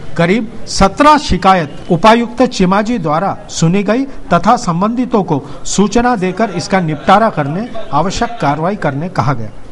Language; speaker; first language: Hindi; non-native, local second language; Marathi